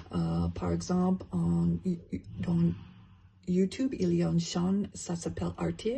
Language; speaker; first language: French; non-native, learner; English